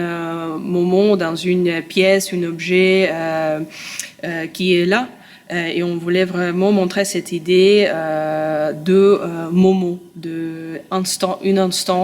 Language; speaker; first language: French; non-native, learner; Russian